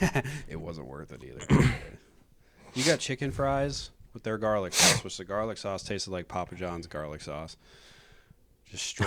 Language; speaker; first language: English; native; English